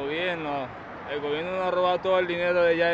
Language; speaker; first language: Spanish; native; Spanish